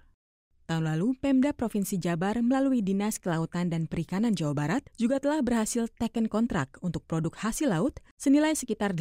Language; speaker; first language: Indonesian; native; Indonesian